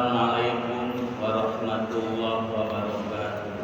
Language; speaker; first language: Indonesian; native; Indonesian